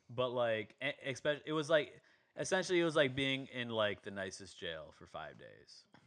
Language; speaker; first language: English; native; English